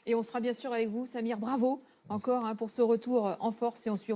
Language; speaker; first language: French; native; French